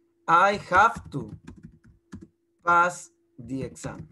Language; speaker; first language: English; non-native, fluent; Spanish